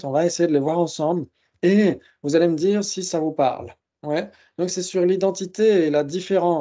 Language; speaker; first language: French; native; French